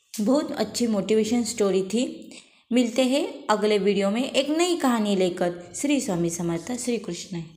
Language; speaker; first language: Hindi; non-native, local second language; Marathi